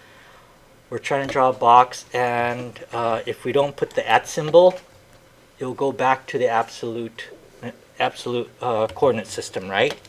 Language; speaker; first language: English; native; English